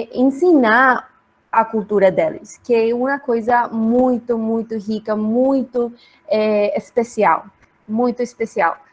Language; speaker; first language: Portuguese; non-native, learner; Spanish